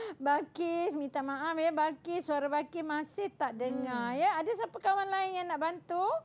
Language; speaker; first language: Malay; native; Malay